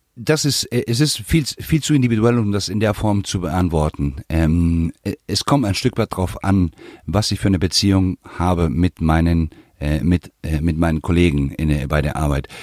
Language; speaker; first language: German; non-native, fluent; Spanish